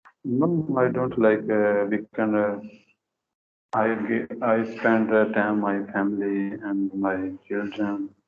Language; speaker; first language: English; non-native, learner; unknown